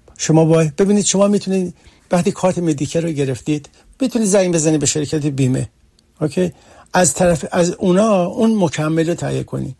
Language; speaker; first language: Persian; early bilingual, heritage; Persian